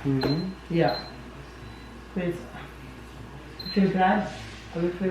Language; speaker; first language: German; non-native, learner; Filipino